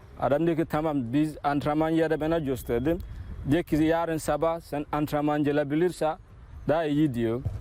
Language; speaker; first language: Turkish; non-native, learner; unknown